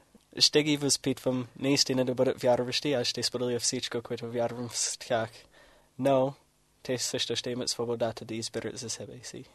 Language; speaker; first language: Bulgarian; non-native, fluent; English